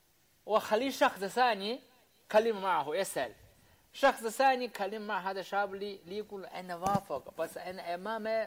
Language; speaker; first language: Arabic; non-native, learner; Chinese